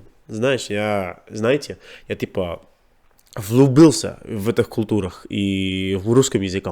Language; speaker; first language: Russian; non-native, learner; English